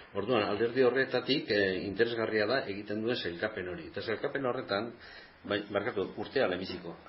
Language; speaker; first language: Basque; native; Basque